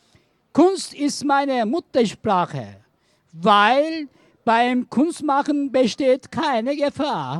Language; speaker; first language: German; non-native, learner; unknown